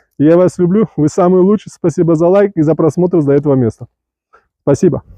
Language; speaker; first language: Russian; non-native, local second language; Uzbek